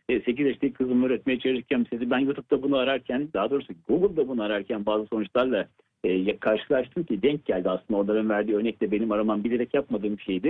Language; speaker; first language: Turkish; native; Turkish